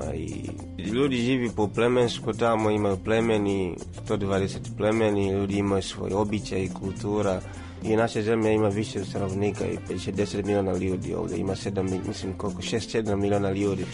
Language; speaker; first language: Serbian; non-native, fluent; Swahili